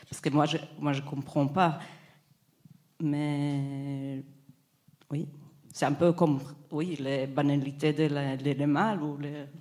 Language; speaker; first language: French; non-native, fluent; Hebrew